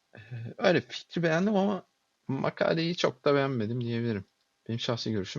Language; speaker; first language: Turkish; native; Turkish